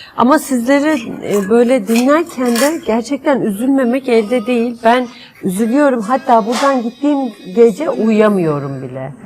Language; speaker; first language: Turkish; native; Turkish